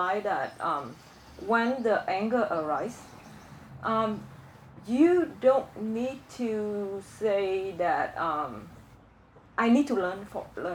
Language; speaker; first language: English; non-native, fluent; Vietnamese